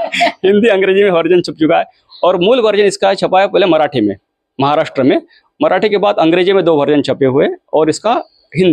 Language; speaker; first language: Hindi; non-native, local second language; Marathi